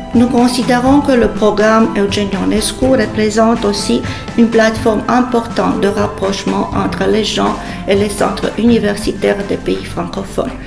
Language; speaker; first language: French; non-native, fluent; Romanian